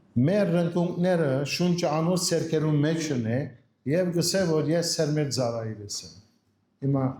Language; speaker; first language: Armenian; early bilingual, heritage; Armenian